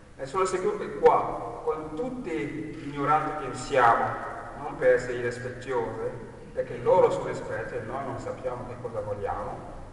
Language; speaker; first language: Italian; non-native, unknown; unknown